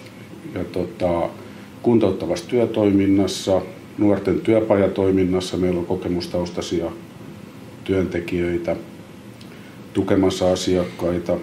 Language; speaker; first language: Finnish; native; Finnish